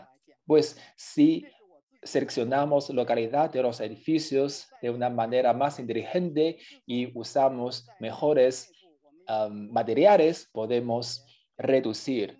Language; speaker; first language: Spanish; non-native, fluent; Chinese